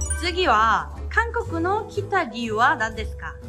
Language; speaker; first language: Japanese; non-native, learner; Korean